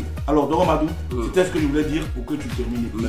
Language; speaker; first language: French; native; French